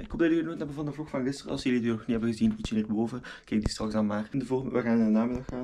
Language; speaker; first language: Dutch; native; Dutch